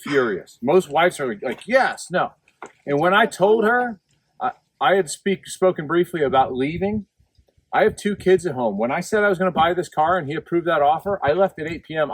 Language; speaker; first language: English; native; English